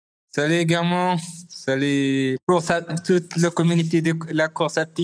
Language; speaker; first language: French; non-native, learner; Arabic